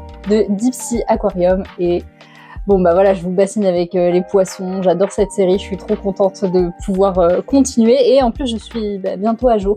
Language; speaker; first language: French; native; French